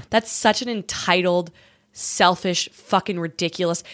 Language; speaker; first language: English; native; English